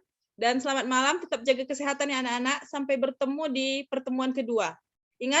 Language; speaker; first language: Indonesian; native; Indonesian